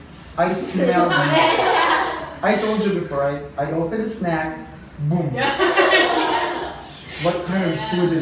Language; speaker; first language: English; non-native, local second language; Hiligaynon